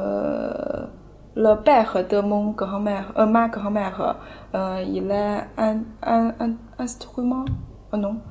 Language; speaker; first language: French; non-native, learner; Chinese